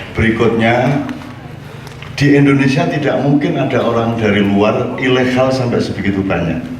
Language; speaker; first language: Indonesian; non-native, local second language; Javanese